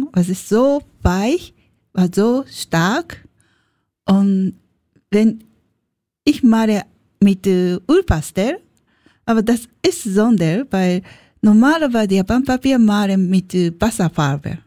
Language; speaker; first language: German; non-native, learner; Japanese